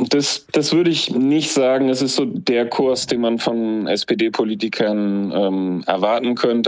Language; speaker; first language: German; native; German